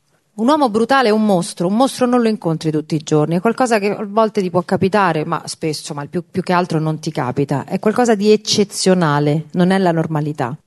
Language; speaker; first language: Italian; native; Italian